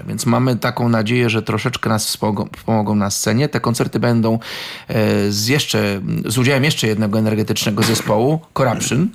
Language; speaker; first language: Polish; native; Polish